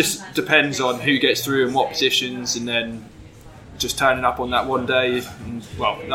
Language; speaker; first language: English; native; English